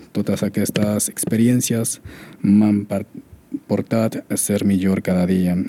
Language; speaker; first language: Catalan; non-native, learner; Spanish